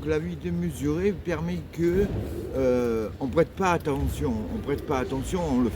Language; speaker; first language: French; native; French